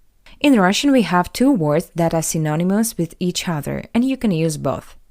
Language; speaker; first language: English; non-native, fluent; Russian